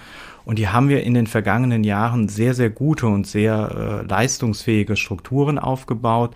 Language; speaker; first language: German; native; German